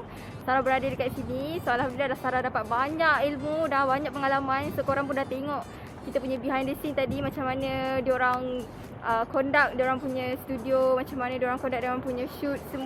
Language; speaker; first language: Malay; native; Malay